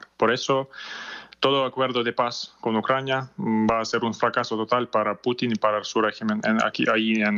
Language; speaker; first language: Spanish; non-native, fluent; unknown